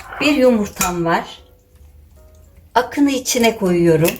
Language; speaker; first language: Turkish; native; Turkish